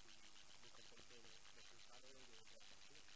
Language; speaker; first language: Spanish; non-native, learner; French